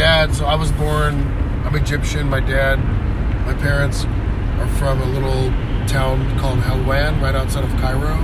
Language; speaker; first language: English; early bilingual, other home language; Arabic